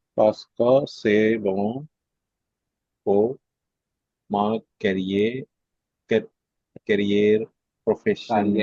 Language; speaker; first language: French; non-native, learner; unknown